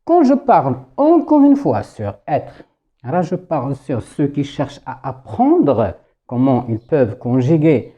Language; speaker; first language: French; non-native, local second language; Arabic